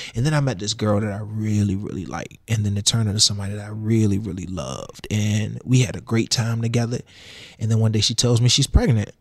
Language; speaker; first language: English; native; English